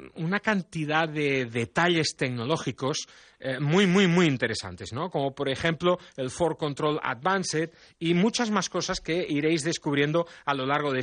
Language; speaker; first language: Spanish; non-native, local second language; Catalan